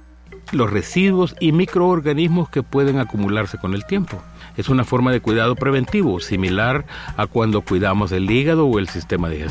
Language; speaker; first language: Spanish; native; Spanish